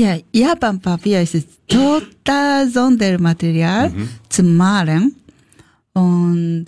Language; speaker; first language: German; non-native, learner; Japanese